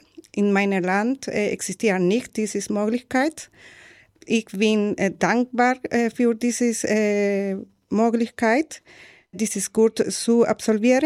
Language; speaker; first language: German; non-native, learner; Spanish